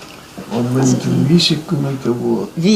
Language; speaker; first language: Finnish; non-native, learner; Russian